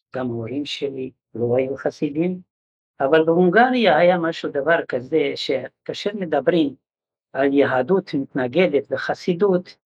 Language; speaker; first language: Hebrew; non-native, fluent; Yiddish